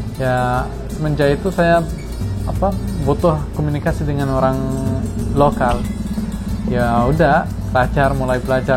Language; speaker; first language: Indonesian; non-native, fluent; Arabic